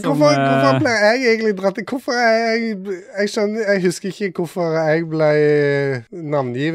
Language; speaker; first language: Norwegian; native; Norwegian